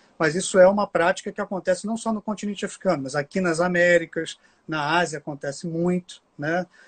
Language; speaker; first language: Portuguese; native; Portuguese